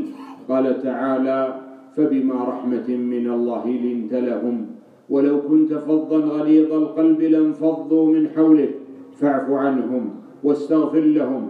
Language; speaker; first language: Arabic; native; Arabic